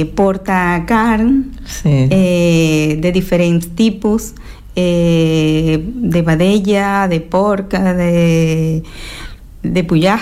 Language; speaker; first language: Catalan; non-native, local second language; Spanish